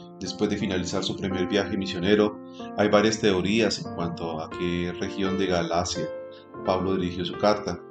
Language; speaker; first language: Spanish; native; Spanish